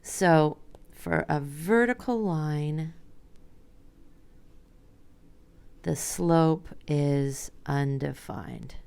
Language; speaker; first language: English; native; English